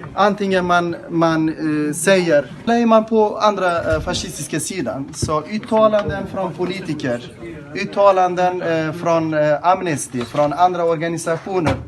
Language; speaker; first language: Swedish; non-native, fluent; Kurdish